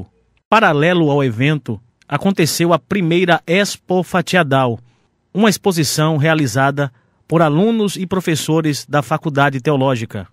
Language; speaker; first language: Portuguese; native; Portuguese